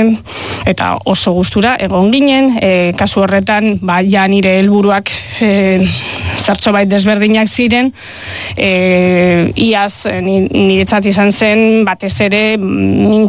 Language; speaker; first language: Basque; non-native, local second language; Spanish